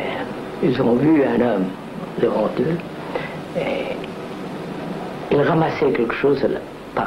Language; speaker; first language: French; non-native, fluent; Telugu